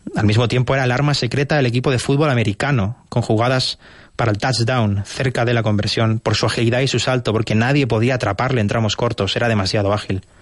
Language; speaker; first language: Spanish; native; Spanish